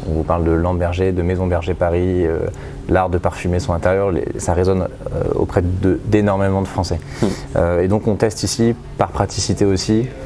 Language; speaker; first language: French; native; French